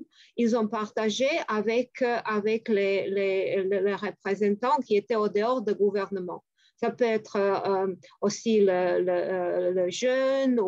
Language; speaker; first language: French; non-native, fluent; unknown